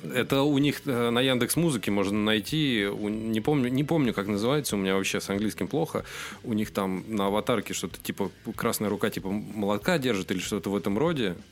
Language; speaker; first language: Russian; native; Russian